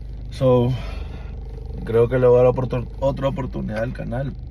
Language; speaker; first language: Spanish; native; Spanish